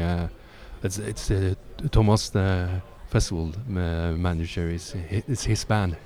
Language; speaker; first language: English; non-native, fluent; Norwegian